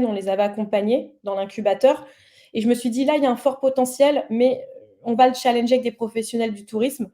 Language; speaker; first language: French; native; French